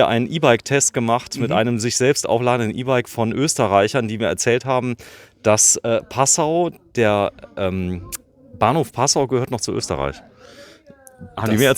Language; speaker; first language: German; native; German